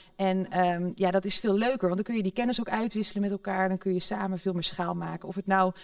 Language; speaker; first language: Dutch; native; Dutch